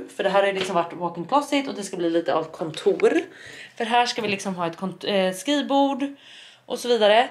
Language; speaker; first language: Swedish; native; Swedish